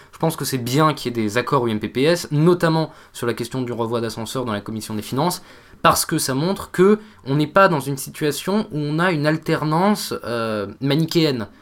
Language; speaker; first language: French; native; French